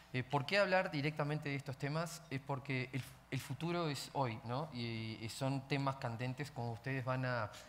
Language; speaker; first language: Spanish; native; Spanish